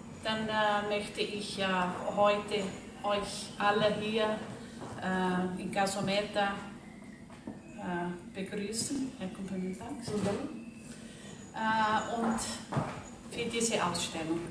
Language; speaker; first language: German; non-native, fluent; Portuguese